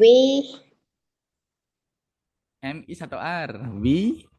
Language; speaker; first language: English; non-native, fluent; Indonesian